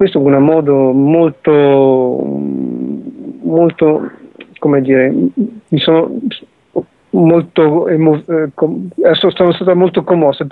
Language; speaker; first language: Italian; early bilingual, heritage; Italian